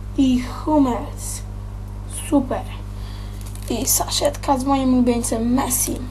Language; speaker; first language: Polish; native; Polish